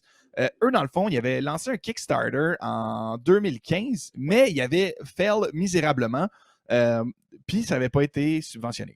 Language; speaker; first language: French; native; French